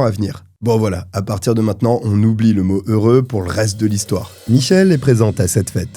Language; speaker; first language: French; native; French